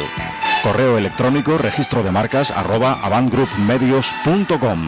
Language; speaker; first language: Spanish; native; Spanish